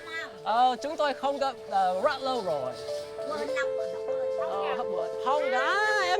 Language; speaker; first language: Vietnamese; early bilingual, heritage; English